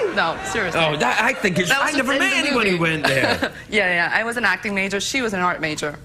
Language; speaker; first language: English; early bilingual, other home language; Korean